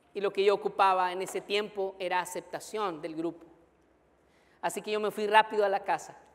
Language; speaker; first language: Spanish; native; Spanish